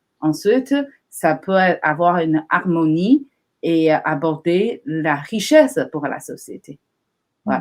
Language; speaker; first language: French; non-native, fluent; Chinese